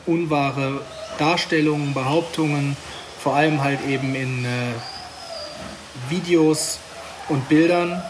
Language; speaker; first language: German; native; German